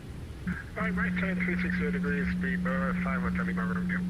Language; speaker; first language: English; native; English